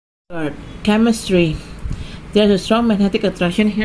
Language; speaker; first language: English; non-native, learner; Indonesian